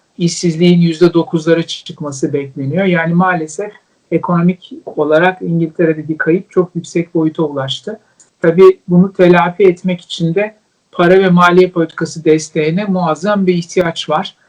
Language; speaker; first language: Turkish; native; Turkish